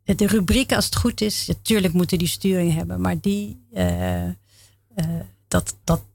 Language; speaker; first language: Dutch; native; Dutch